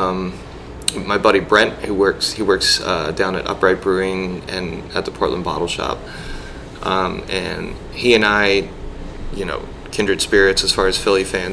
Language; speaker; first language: English; native; English